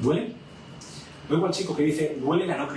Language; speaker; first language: Spanish; native; Spanish